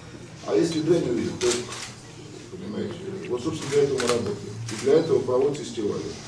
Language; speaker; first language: Russian; native; Russian